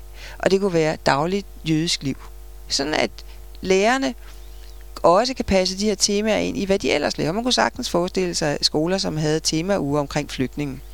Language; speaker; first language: Danish; native; Danish